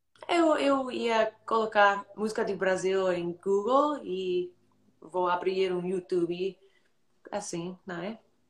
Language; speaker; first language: Portuguese; non-native, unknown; English